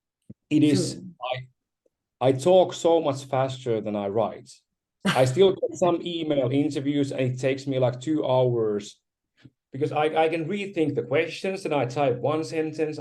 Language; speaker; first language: English; non-native, fluent; Finnish